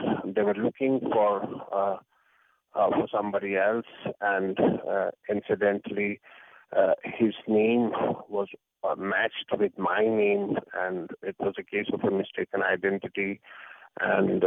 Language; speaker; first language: English; non-native, local second language; Kashmiri